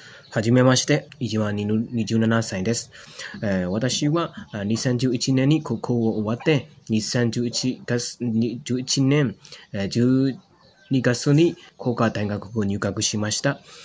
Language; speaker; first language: Japanese; non-native, learner; Burmese